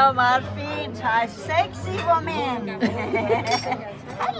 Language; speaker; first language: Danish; non-native, fluent; Vietnamese